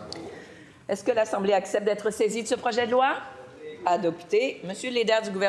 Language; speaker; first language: French; native; French